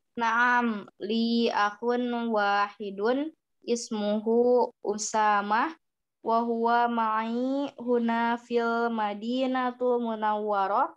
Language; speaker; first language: Arabic; non-native, learner; Indonesian